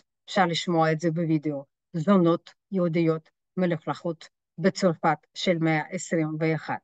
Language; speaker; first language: Hebrew; non-native, fluent; French